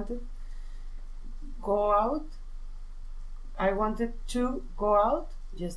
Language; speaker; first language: English; non-native, learner; Spanish